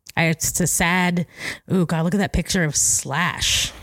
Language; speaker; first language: English; native; English